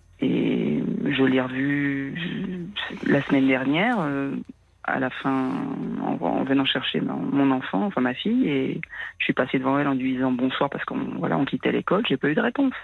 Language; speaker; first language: French; native; French